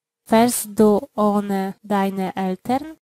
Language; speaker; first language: German; non-native, fluent; Polish